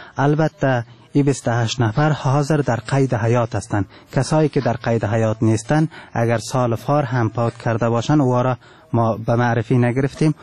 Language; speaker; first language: Persian; non-native, local second language; Turkmen